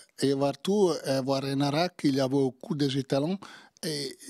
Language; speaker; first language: French; non-native, learner; Italian